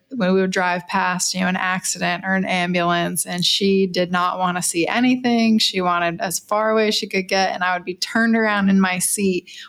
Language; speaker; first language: English; native; English